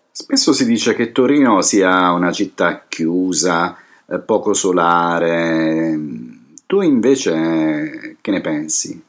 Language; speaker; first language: Italian; native; Italian